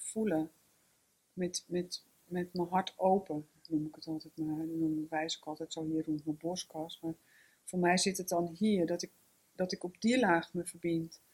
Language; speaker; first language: Dutch; native; Dutch